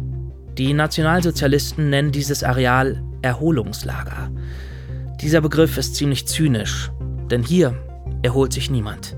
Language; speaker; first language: German; native; German